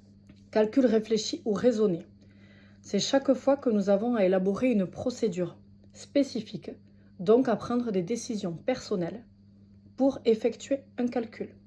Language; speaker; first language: French; native; French